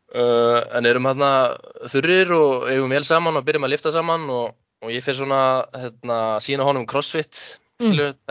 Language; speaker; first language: Icelandic; native; Icelandic